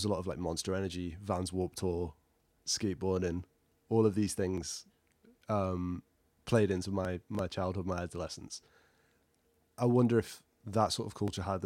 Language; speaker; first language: English; native; English